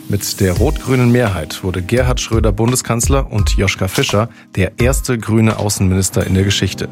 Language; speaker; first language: German; native; German